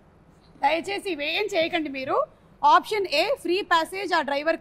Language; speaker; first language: Telugu; native; Telugu